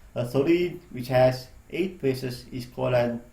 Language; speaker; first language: English; non-native, local second language; Sinhala